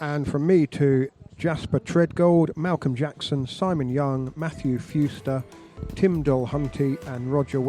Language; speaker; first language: English; native; English